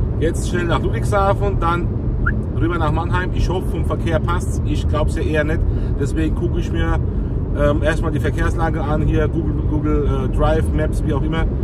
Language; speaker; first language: German; native; German